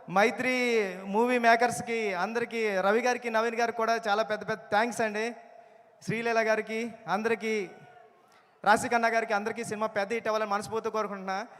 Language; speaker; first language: Telugu; native; Telugu